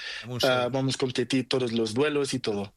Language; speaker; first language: Spanish; non-native, learner; Portuguese